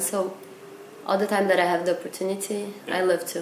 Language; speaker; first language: English; non-native, fluent; Portuguese